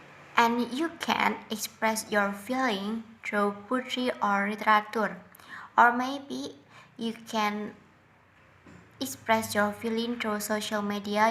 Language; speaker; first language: English; non-native, learner; Indonesian